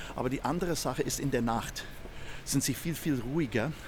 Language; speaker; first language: German; non-native, fluent; English